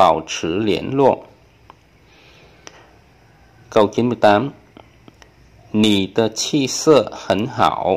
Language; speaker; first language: Chinese; non-native, fluent; Vietnamese